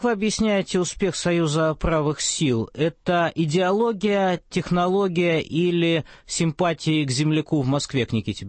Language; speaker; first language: Russian; native; Russian